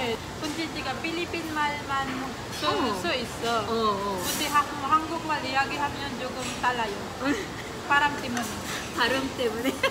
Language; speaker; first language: Korean; non-native, learner; Filipino